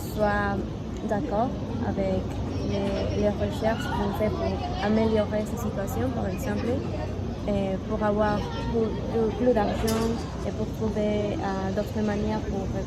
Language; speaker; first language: French; non-native, learner; Spanish